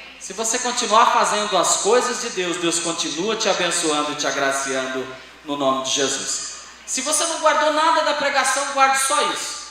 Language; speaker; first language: Portuguese; native; Portuguese